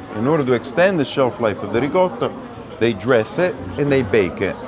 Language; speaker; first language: English; non-native, fluent; Italian